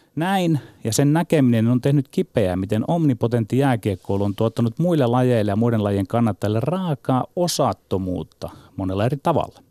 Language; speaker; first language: Finnish; native; Finnish